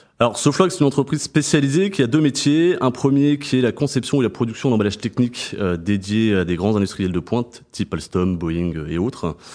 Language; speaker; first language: French; native; French